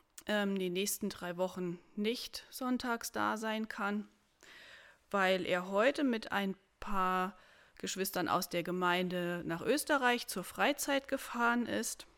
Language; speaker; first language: German; native; German